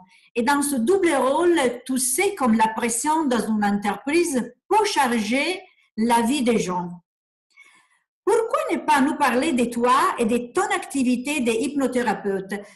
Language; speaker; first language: French; non-native, fluent; Italian